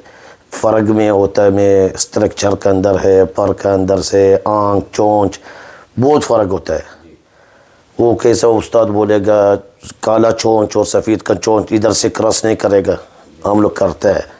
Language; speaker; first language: Hindi; non-native, learner; Arabic